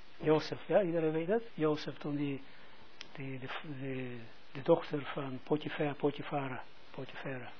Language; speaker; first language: Dutch; non-native, fluent; Hebrew